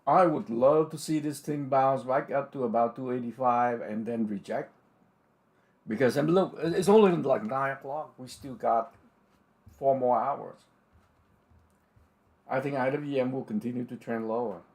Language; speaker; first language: English; non-native, fluent; Vietnamese